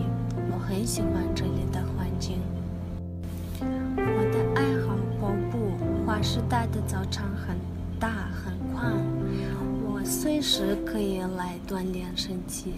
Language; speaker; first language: Chinese; non-native, learner; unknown